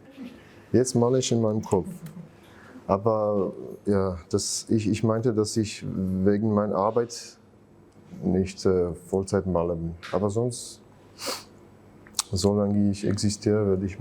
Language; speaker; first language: German; non-native, fluent; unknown